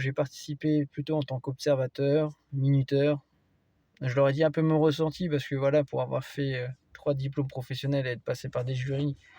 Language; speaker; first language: French; native; French